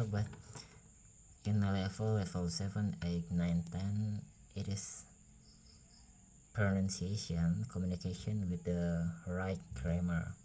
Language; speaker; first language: English; non-native, learner; Indonesian